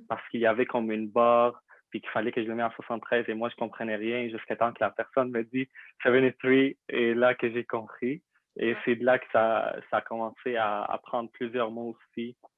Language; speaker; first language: French; non-native, fluent; Arabic